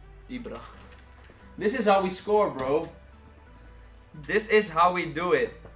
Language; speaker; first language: English; non-native, fluent; Dutch